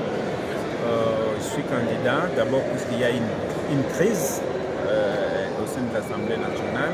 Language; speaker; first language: French; non-native, local second language; Swahili